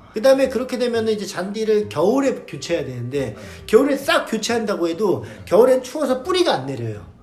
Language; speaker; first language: Korean; native; Korean